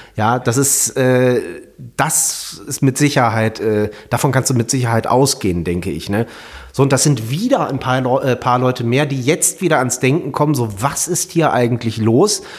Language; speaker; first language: German; native; German